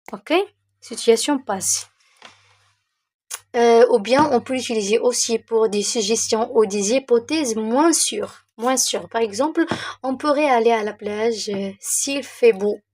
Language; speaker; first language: French; non-native, local second language; Arabic